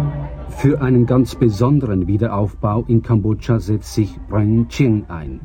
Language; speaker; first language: German; native; German